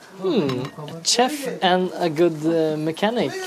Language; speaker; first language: English; non-native, fluent; Norwegian